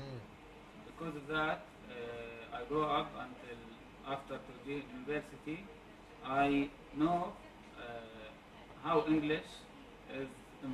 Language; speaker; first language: English; non-native, learner; Arabic